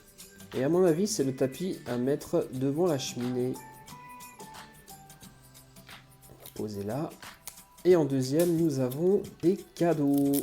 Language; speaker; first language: French; native; French